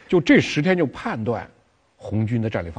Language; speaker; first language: Chinese; native; Chinese